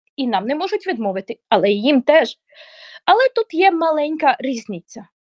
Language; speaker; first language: Ukrainian; non-native, local second language; Russian